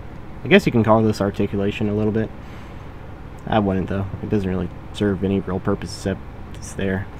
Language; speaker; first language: English; native; English